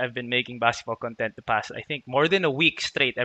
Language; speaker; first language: English; non-native, local second language; Filipino